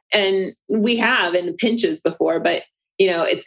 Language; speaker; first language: English; native; English